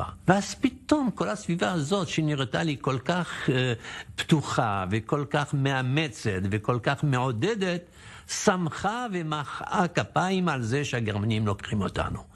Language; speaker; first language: Hebrew; non-native, fluent; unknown